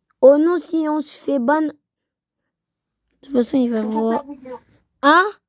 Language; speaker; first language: French; native; French